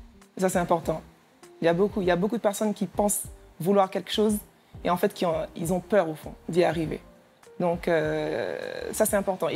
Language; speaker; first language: French; native; French